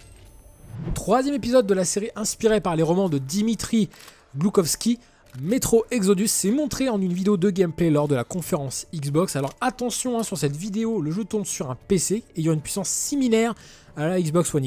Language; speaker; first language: French; native; French